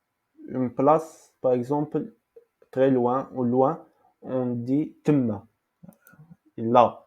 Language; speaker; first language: French; non-native, local second language; Arabic